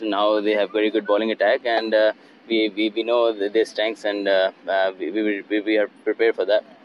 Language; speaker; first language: English; non-native, local second language; Hindi